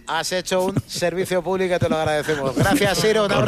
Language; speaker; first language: Spanish; native; Spanish